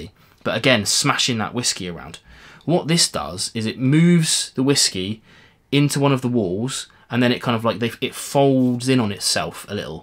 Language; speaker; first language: English; native; English